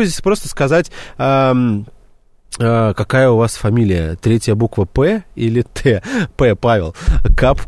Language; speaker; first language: Russian; native; Russian